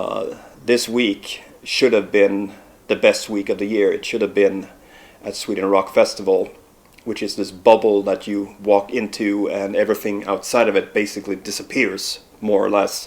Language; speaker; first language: English; non-native, fluent; Swedish